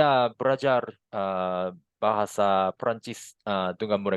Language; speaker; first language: Indonesian; non-native, fluent; Japanese